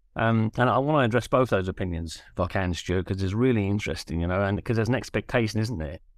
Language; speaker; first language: English; native; English